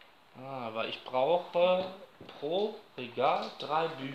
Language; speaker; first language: German; native; German